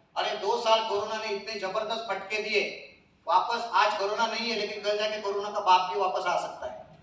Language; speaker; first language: Hindi; non-native, local second language; Marathi